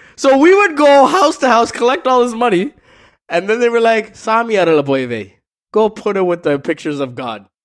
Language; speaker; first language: English; native; English